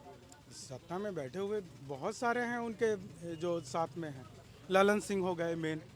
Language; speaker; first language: Hindi; native; Hindi